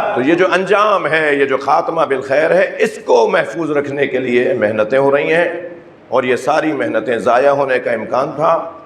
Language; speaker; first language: Urdu; native; Urdu